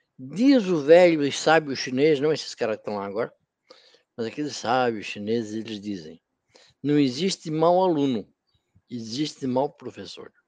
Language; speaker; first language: Portuguese; native; Portuguese